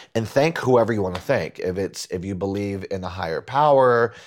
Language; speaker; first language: English; early bilingual, other home language; Spanish